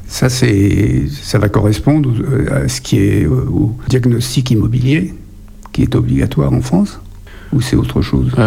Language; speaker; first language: French; native; French